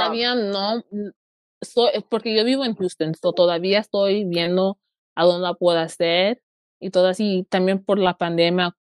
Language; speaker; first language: Spanish; early bilingual, heritage; Spanish